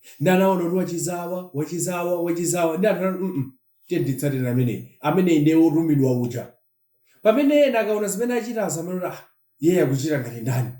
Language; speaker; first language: Nyanja; non-native, local second language; Tumbuka